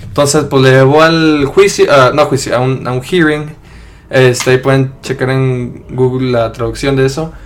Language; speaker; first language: Spanish; early bilingual, heritage; Spanish